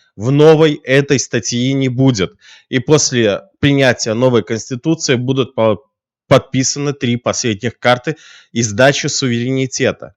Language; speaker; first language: Russian; native; Russian